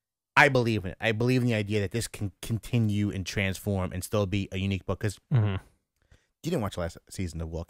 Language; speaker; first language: English; native; English